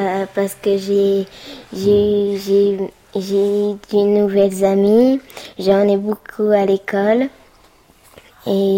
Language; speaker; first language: French; early bilingual, other home language; Pashto